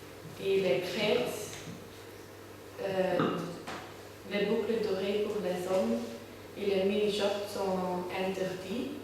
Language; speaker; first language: French; non-native, learner; Dutch